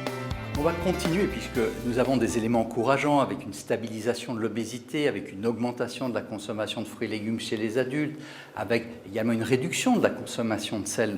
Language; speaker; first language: French; native; French